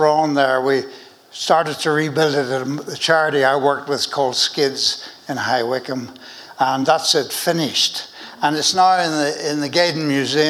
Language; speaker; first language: English; native; English